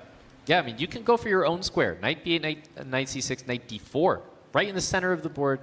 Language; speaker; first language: English; native; English